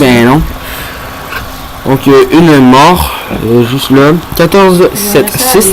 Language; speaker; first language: French; native; French